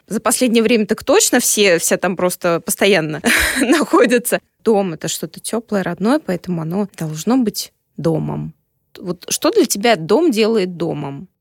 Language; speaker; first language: Russian; native; Russian